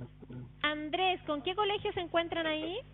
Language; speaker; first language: Spanish; native; Spanish